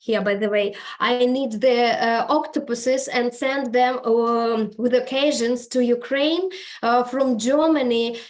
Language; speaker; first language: English; non-native, fluent; Ukrainian